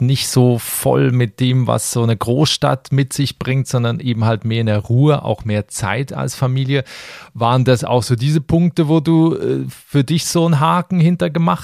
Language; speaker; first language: German; native; German